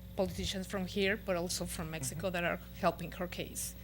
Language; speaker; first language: English; non-native, fluent; Spanish